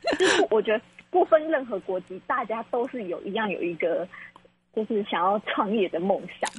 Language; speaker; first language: Chinese; native; Chinese